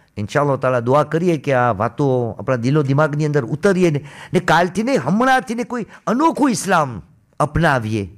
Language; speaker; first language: Gujarati; early bilingual, heritage; Gujarati